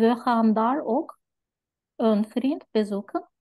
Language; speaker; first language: Dutch; non-native, learner; Turkish